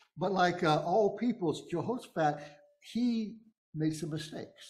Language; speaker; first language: English; native; English